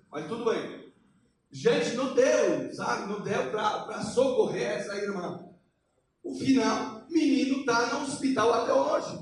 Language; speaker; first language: Portuguese; non-native, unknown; Polish